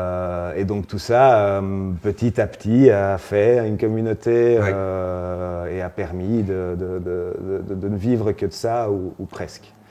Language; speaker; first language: French; native; French